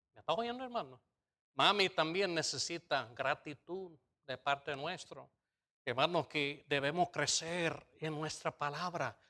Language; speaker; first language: Spanish; non-native, fluent; English